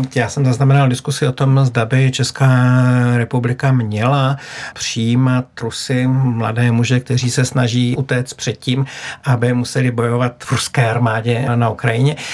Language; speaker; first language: Czech; native; Czech